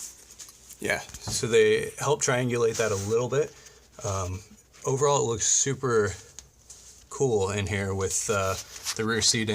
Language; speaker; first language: English; native; English